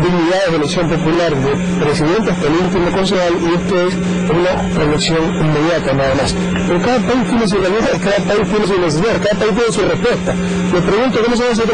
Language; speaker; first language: Spanish; native; Spanish